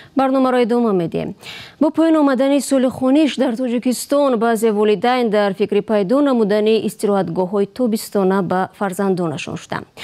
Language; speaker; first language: Tajik; native; Tajik